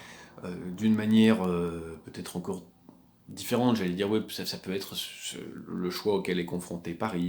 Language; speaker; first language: French; native; French